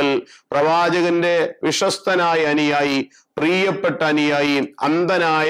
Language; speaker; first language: Malayalam; native; Malayalam